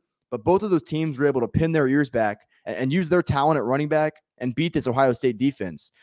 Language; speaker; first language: English; native; English